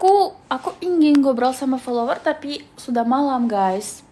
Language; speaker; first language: Indonesian; non-native, learner; Russian